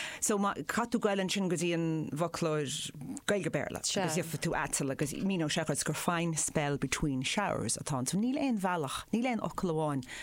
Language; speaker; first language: Irish; native; Irish